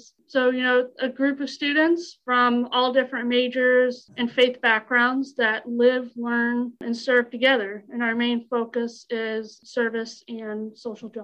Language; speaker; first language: English; native; English